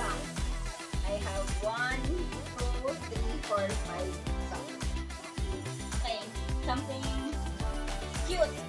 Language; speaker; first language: English; non-native, local second language; Filipino